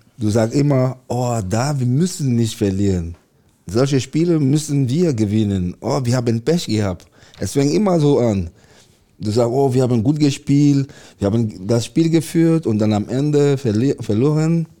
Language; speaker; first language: German; non-native, learner; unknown